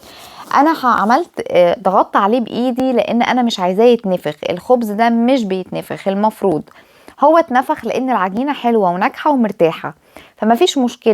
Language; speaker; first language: Arabic; native; Arabic